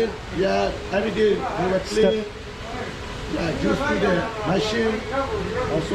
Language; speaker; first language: English; non-native, learner; Burmese